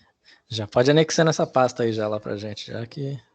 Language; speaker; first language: Portuguese; native; Portuguese